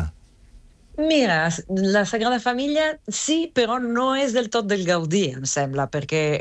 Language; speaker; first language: Catalan; non-native, fluent; Italian